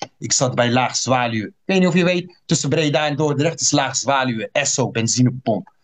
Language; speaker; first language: Dutch; early bilingual, other home language; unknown